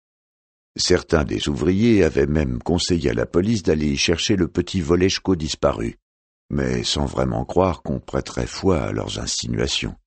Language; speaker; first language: French; native; French